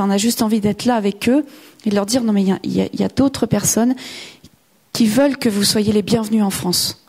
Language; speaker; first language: French; native; French